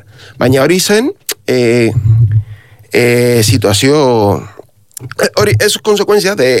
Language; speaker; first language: Basque; non-native, learner; Spanish